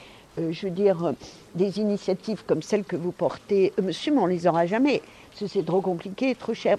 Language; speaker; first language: French; native; French